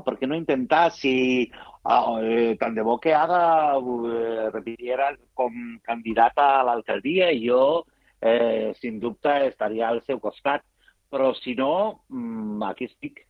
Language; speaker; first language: Catalan; non-native, local second language; Spanish